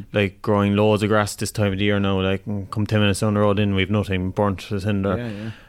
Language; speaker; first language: English; native; English